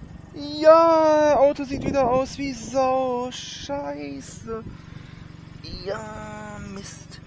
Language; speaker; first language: German; native; German